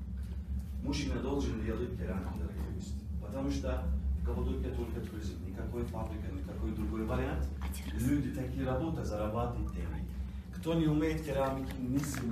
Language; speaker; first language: Russian; non-native, learner; Turkish